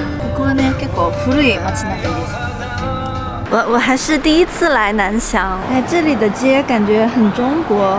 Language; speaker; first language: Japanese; non-native, fluent; Chinese